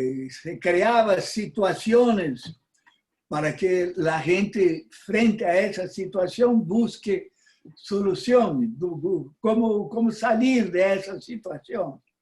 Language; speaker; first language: Spanish; non-native, fluent; Portuguese